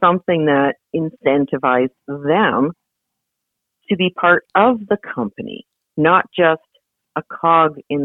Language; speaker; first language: English; native; English